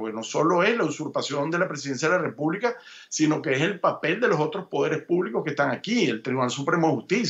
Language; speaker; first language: Spanish; native; Spanish